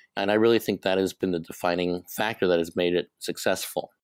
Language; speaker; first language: English; non-native, local second language; Cantonese